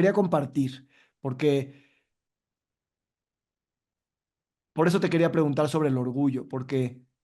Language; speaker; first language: Spanish; native; Spanish